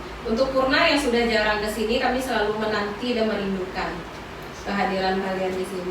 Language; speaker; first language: Indonesian; non-native, local second language; Minangkabau